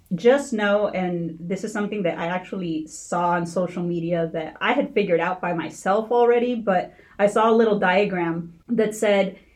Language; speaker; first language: English; early bilingual, other home language; Spanish